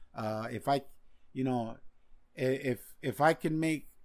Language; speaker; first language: English; non-native, fluent; Spanish